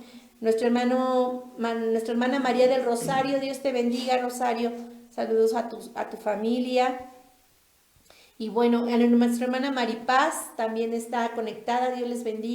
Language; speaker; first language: Spanish; native; Spanish